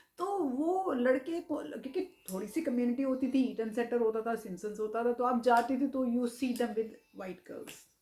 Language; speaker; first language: Hindi; early bilingual, heritage; Hindi